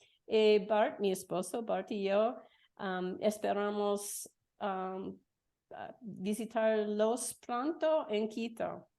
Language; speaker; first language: Spanish; non-native, learner; English